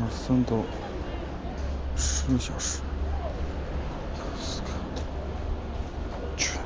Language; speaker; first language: Chinese; native; Chinese